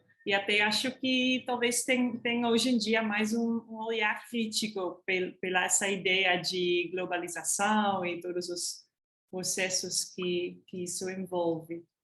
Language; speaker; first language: Portuguese; non-native, fluent; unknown